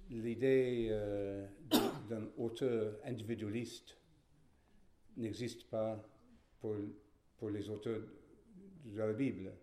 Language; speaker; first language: French; non-native, fluent; English